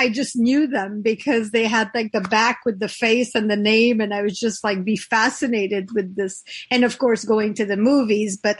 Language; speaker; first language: English; non-native, fluent; French